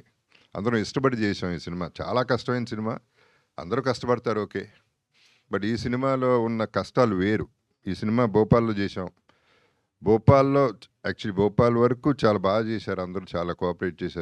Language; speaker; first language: Telugu; native; Telugu